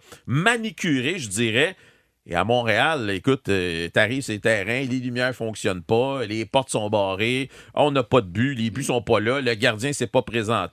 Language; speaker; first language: French; native; French